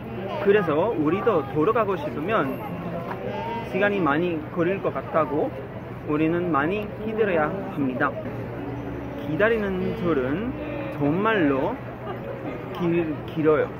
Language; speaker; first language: Korean; non-native, learner; Spanish